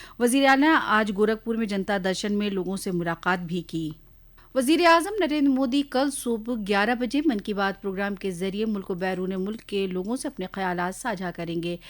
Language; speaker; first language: Urdu; native; Urdu